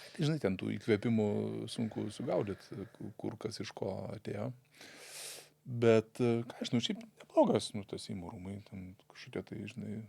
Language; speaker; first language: Lithuanian; native; Lithuanian